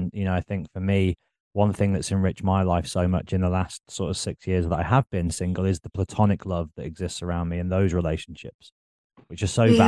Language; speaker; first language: English; native; English